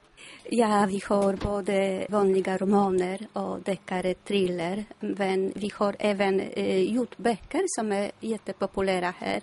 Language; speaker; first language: Swedish; non-native, fluent; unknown